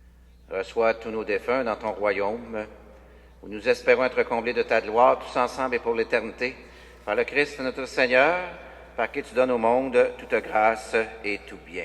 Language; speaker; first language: French; native; French